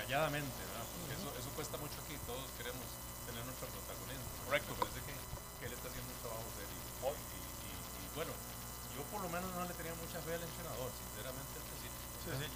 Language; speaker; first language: Spanish; native; Spanish